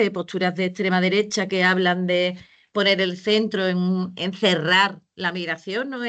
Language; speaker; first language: Spanish; native; Spanish